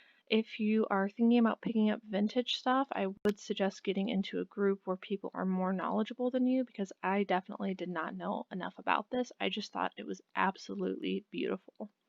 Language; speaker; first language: English; native; English